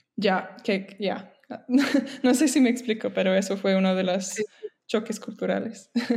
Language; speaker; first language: Spanish; non-native, fluent; English